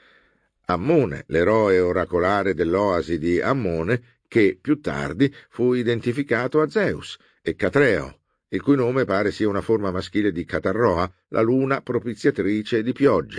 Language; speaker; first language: Italian; native; Italian